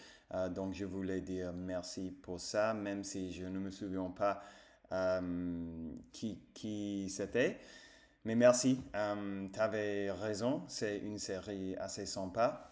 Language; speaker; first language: French; non-native, fluent; English